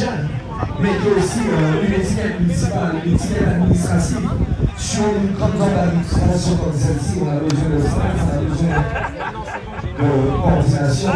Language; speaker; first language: French; native; French